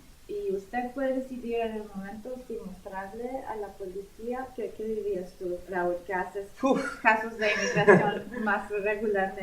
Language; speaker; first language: Spanish; non-native, fluent; English